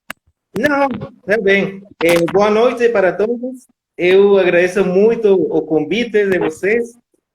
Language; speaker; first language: Portuguese; non-native, fluent; Spanish